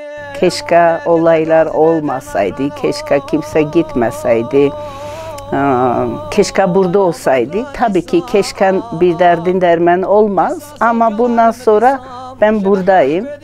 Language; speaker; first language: Turkish; non-native, learner; Armenian